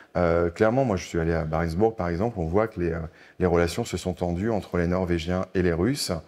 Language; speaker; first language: French; native; French